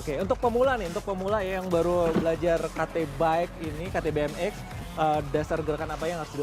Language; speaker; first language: Indonesian; native; Indonesian